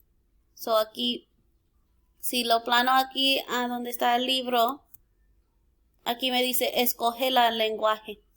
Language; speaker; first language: Spanish; early bilingual, heritage; Spanish